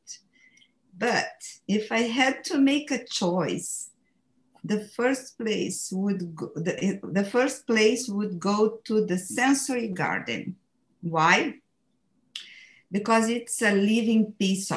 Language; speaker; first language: English; non-native, fluent; Portuguese